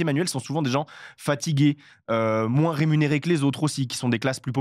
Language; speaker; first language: French; native; French